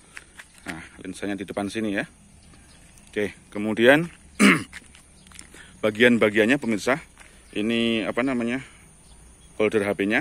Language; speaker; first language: Indonesian; native; Indonesian